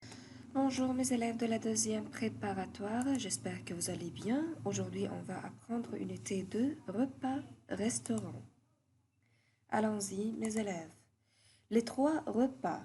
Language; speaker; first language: French; non-native, fluent; Arabic